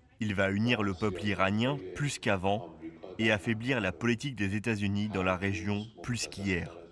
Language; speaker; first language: French; native; French